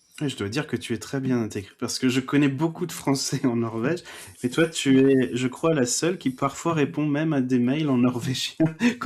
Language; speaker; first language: French; native; French